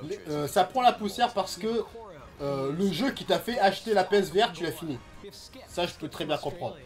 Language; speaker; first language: French; native; French